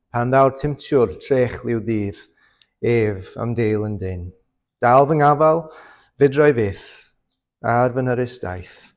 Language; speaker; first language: Welsh; native; Welsh